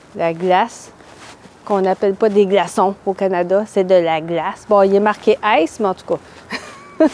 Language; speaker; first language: French; native; French